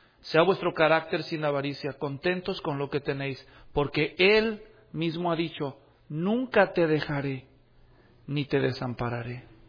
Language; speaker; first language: Spanish; native; Spanish